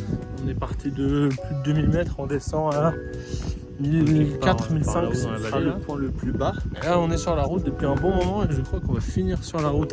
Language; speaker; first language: French; native; French